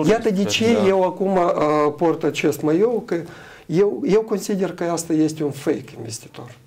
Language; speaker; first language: Romanian; non-native, local second language; Russian